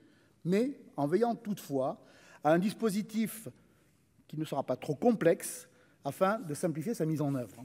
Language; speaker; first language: French; native; French